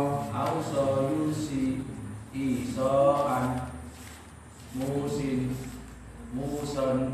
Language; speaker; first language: Arabic; non-native, learner; Indonesian